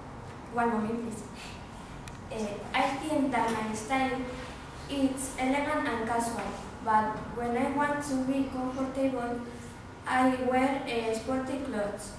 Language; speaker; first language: English; non-native, learner; Spanish